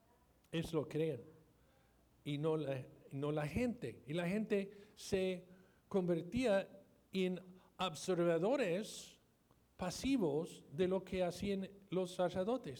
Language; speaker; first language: Spanish; non-native, fluent; English